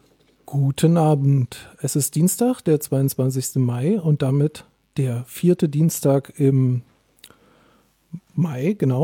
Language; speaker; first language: German; native; German